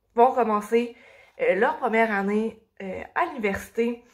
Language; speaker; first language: French; native; French